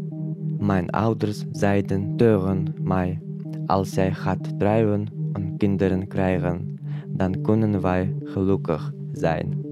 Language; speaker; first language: Dutch; non-native, learner; Chechen